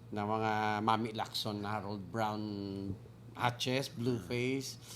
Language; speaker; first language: Filipino; non-native, local second language; Hiligaynon